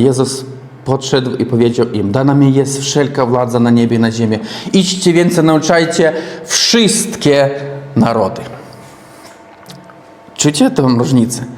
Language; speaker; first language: Polish; non-native, learner; Russian